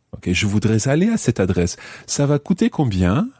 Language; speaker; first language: French; non-native, fluent; English